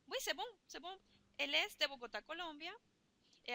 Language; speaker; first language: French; non-native, fluent; Spanish